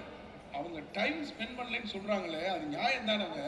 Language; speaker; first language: Tamil; native; Tamil